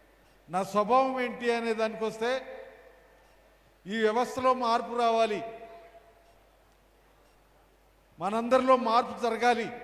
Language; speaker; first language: Telugu; native; Telugu